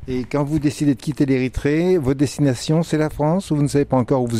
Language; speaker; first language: French; native; French